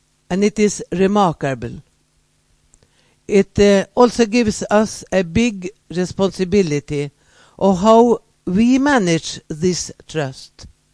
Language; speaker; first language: English; non-native, fluent; Norwegian